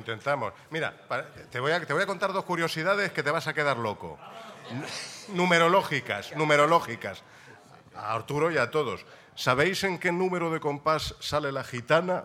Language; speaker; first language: Spanish; native; Spanish